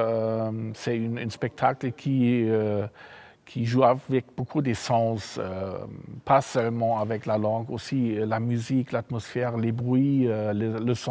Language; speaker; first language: French; non-native, fluent; German